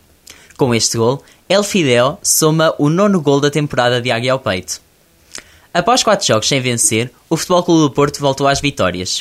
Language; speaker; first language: Portuguese; native; Portuguese